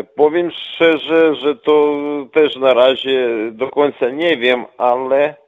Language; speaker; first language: Polish; non-native, fluent; Russian